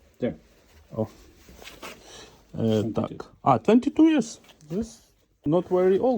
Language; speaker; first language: English; non-native, learner; Ukrainian